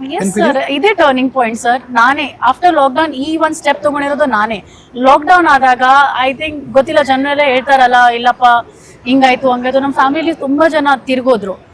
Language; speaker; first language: Kannada; non-native, fluent; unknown